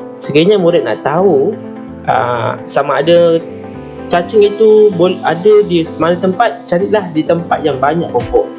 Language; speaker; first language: Malay; native; Malay